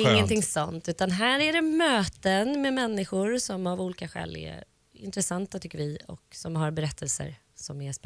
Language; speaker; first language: Swedish; native; Swedish